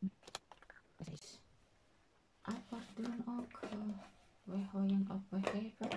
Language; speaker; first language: Dutch; non-native, learner; Indonesian